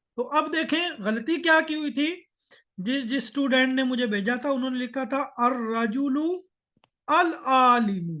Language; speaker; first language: Urdu; native; Urdu